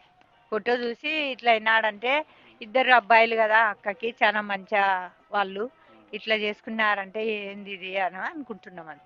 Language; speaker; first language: Telugu; native; Telugu